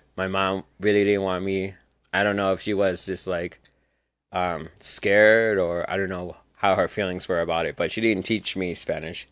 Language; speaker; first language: English; early bilingual, other home language; Spanish